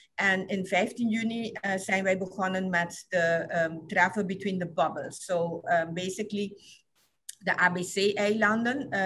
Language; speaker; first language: Dutch; non-native, local second language; Papiamento